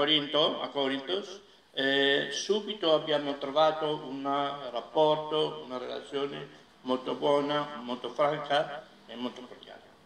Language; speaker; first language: Italian; non-native, fluent; Catalan